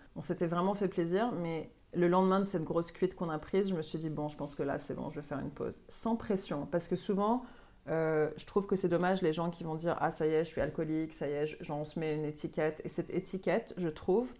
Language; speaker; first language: French; native; French